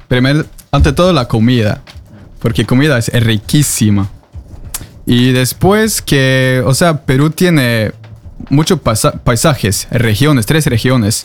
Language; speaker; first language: Spanish; non-native, fluent; Norwegian